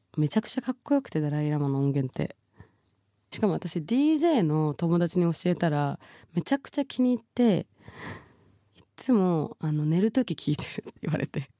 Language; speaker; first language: Japanese; early bilingual, other home language; Bangla